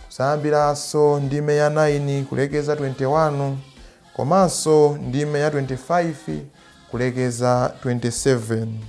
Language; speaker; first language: Nyanja; non-native, local second language; Tumbuka